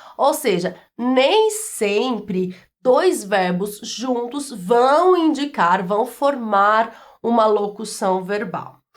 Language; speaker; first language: Portuguese; native; Portuguese